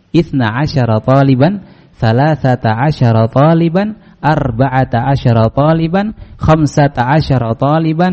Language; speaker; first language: Arabic; non-native, fluent; Indonesian